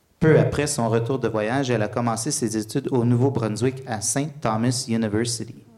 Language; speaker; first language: French; native; French